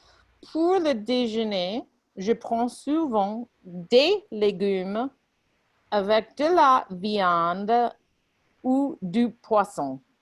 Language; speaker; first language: French; non-native, fluent; English